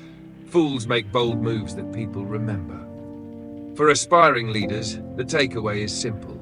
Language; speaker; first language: English; native; English